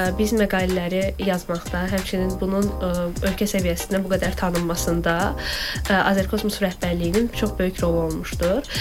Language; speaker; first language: Azerbaijani; native; Azerbaijani